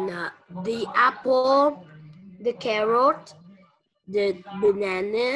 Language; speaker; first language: English; non-native, learner; Vietnamese